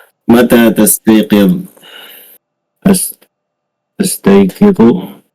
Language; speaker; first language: Arabic; non-native, learner; Indonesian